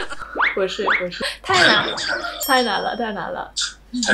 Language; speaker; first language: Chinese; non-native, fluent; Thai